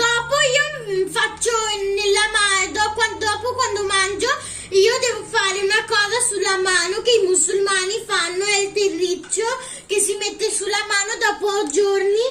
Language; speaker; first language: Italian; early bilingual, other home language; Urdu